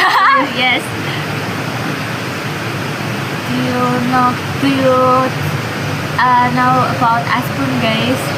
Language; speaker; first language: English; non-native, learner; Indonesian